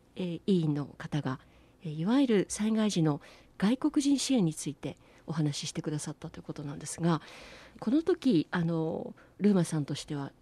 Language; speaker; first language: Japanese; native; Japanese